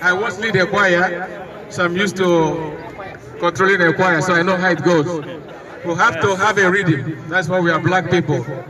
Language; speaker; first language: English; non-native, local second language; Igbo